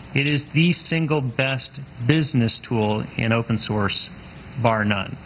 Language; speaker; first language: English; native; English